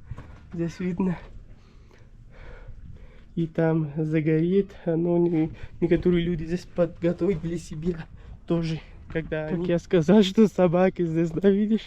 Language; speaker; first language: Russian; non-native, learner; Pashto